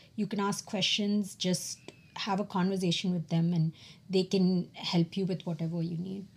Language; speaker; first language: English; non-native, local second language; Tamil